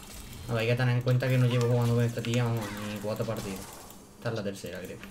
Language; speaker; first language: Spanish; native; Spanish